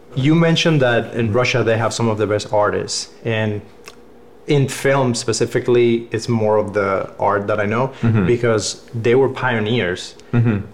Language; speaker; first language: English; non-native, fluent; Spanish